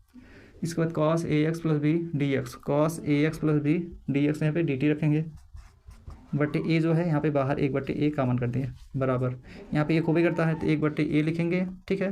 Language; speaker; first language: Hindi; native; Hindi